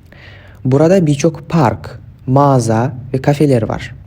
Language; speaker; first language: Turkish; non-native, fluent; Kyrgyz